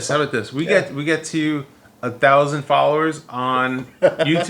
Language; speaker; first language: English; native; English